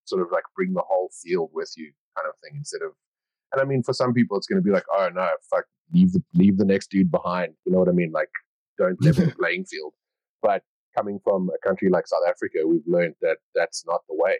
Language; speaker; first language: English; native; English